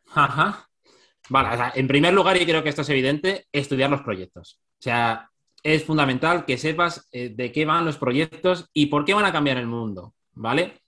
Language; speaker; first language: Spanish; native; Spanish